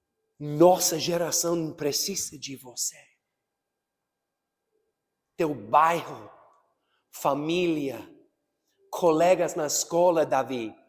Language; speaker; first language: Portuguese; non-native, fluent; English